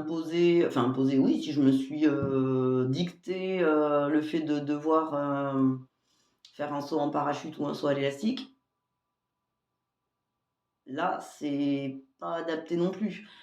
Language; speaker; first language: French; native; French